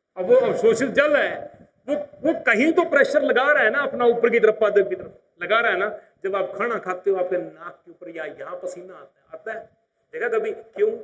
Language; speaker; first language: Hindi; native; Hindi